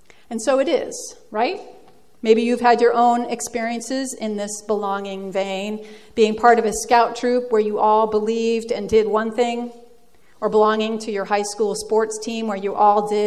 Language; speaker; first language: English; early bilingual, other home language; Dutch